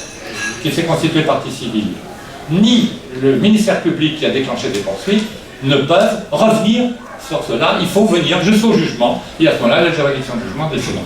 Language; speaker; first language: French; native; French